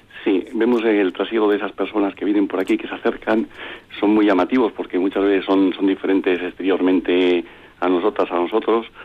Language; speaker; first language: Spanish; native; Spanish